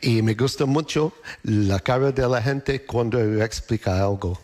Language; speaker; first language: Spanish; non-native, learner; English